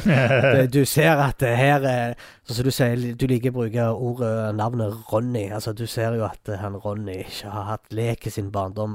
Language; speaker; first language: Norwegian; early bilingual, other home language; Arabic